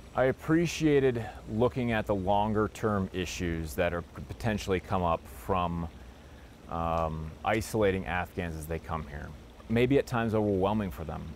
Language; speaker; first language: English; native; English